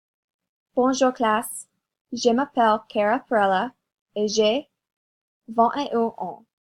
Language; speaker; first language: French; non-native, learner; English